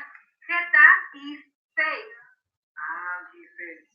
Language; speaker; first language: English; non-native, learner; Spanish